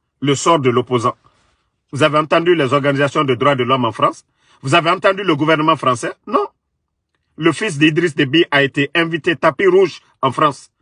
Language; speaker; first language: French; non-native, local second language; Mandingo